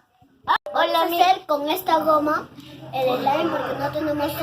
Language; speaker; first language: Spanish; native; Spanish